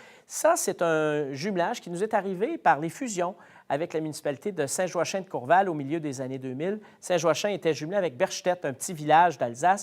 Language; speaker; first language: French; native; French